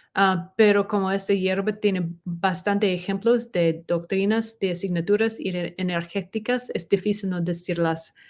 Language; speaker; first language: Spanish; non-native, learner; English